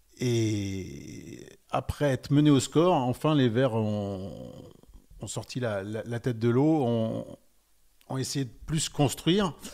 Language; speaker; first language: French; native; French